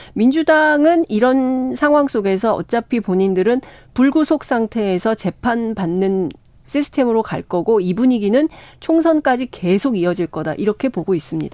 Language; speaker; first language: Korean; native; Korean